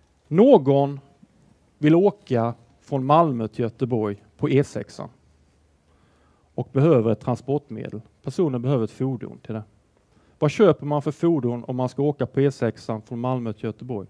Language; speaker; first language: Swedish; native; Swedish